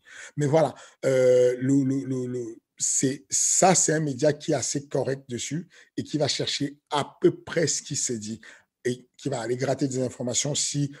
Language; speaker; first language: French; native; French